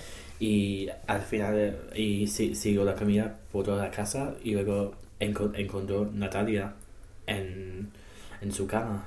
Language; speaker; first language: Spanish; non-native, learner; English